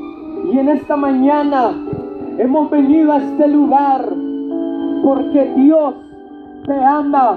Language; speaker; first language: Spanish; native; Spanish